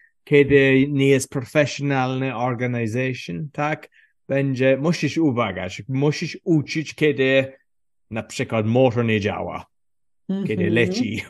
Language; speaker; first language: Polish; non-native, learner; English